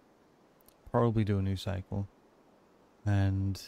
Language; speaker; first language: English; native; English